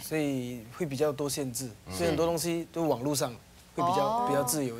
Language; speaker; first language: Chinese; native; Chinese